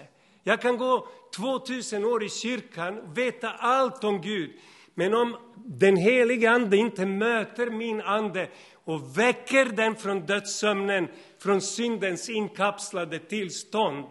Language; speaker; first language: Swedish; non-native, fluent; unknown